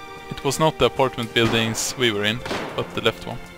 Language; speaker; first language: English; non-native, fluent; Swedish